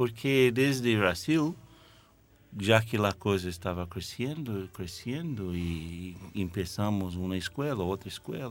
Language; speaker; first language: Spanish; non-native, fluent; English